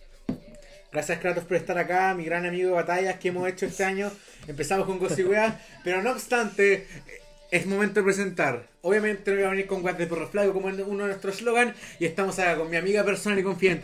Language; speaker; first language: Spanish; native; Spanish